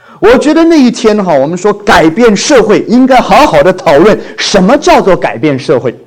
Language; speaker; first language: Chinese; non-native, local second language; Cantonese